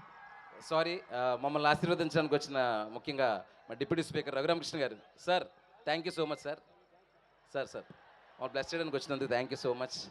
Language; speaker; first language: Telugu; native; Telugu